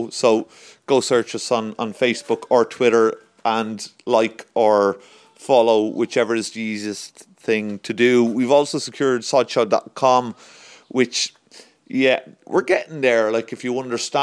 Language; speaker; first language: English; native; English